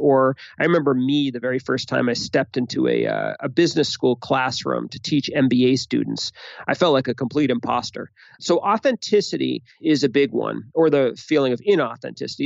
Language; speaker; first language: English; native; English